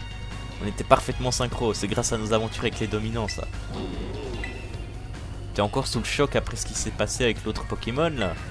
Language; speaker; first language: French; native; French